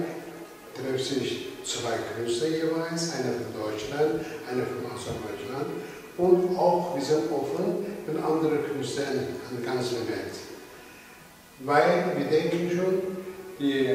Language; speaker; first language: German; non-native, fluent; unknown